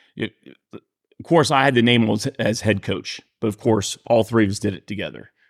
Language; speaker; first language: English; native; English